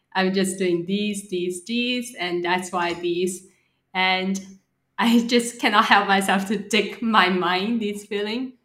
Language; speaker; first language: English; non-native, local second language; Cantonese